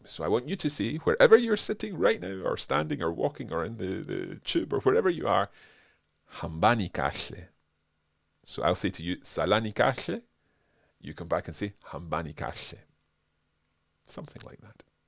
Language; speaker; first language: English; native; English